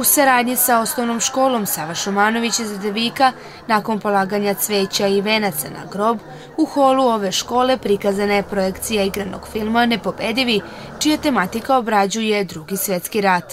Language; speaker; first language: Serbian; native; Serbian